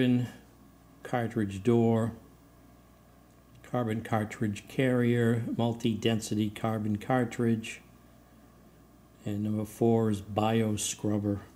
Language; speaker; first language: English; native; English